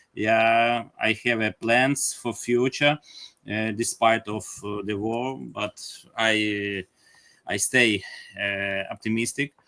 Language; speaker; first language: English; non-native, learner; Ukrainian